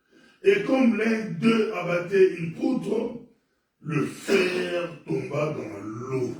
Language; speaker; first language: French; non-native, local second language; Lingala